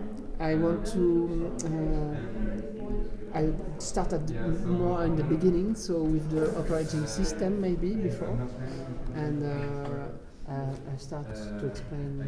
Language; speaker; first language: English; non-native, learner; French